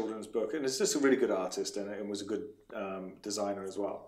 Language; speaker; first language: English; native; English